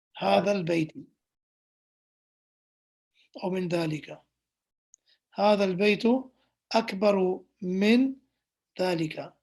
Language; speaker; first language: Arabic; non-native, fluent; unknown